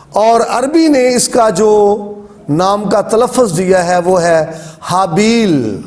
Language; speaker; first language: Urdu; native; Urdu